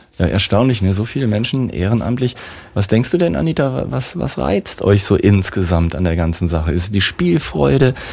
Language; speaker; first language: German; native; German